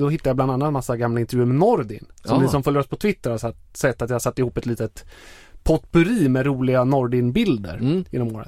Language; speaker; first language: Swedish; native; Swedish